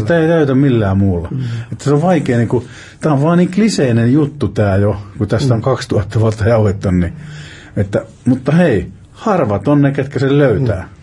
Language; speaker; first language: Finnish; native; Finnish